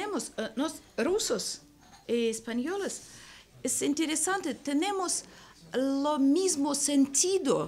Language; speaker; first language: Spanish; non-native, learner; Russian